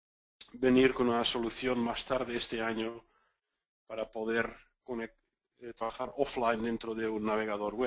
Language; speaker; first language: Spanish; non-native, fluent; Dutch